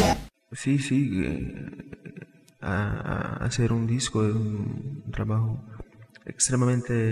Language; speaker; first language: Spanish; non-native, fluent; Portuguese